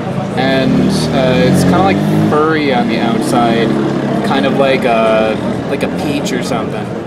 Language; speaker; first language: English; native; English